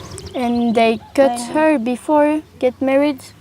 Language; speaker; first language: English; non-native, learner; French